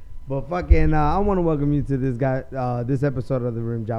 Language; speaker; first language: English; early bilingual, other home language; Spanish